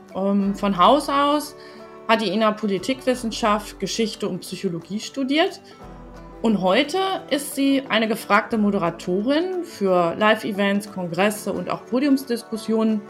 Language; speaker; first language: German; native; German